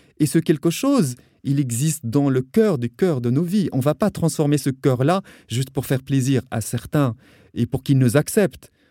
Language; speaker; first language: French; non-native, local second language; Arabic